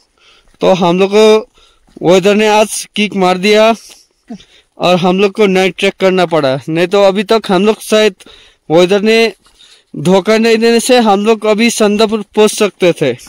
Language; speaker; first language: Hindi; non-native, local second language; Nepali